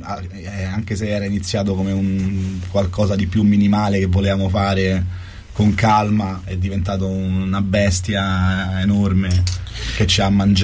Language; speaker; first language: Italian; native; Italian